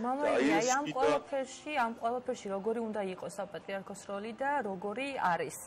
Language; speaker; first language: Georgian; native; Georgian